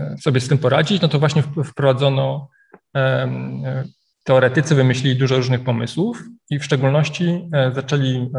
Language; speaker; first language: Polish; native; Polish